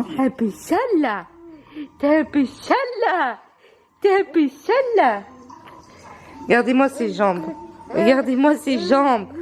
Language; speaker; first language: French; native; French